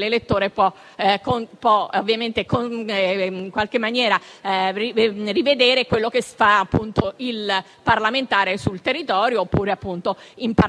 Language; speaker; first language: Italian; native; Italian